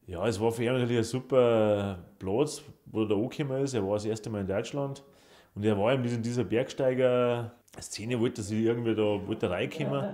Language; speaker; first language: German; native; German